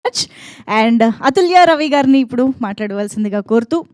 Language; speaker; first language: Telugu; native; Telugu